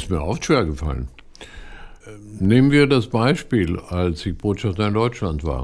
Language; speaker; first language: German; non-native, fluent; Hebrew